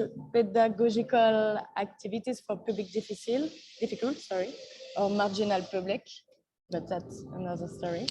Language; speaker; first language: English; non-native, learner; French